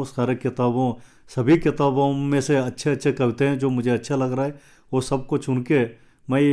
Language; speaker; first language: Hindi; non-native, local second language; Telugu